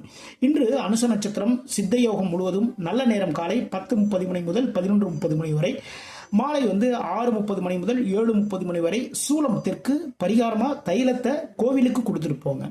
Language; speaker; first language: Tamil; native; Tamil